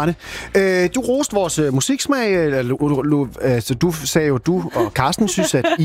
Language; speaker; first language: Danish; native; Danish